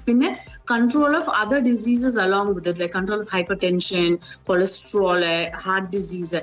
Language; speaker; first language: English; non-native, local second language; Malayalam